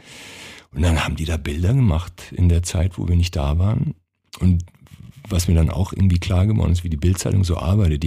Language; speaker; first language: German; early bilingual, other home language; Croatian